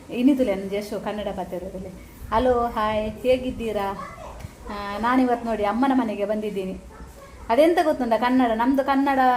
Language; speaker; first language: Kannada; non-native, local second language; Tulu